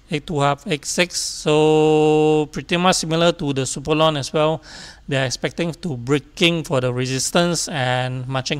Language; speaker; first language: English; non-native, local second language; Chinese